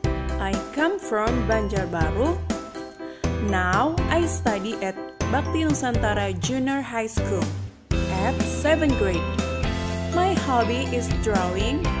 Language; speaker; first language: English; non-native, learner; Indonesian